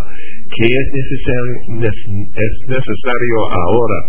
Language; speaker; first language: Spanish; non-native, fluent; English